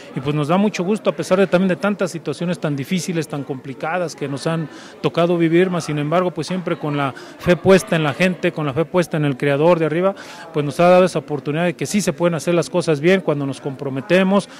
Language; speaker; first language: Spanish; native; Spanish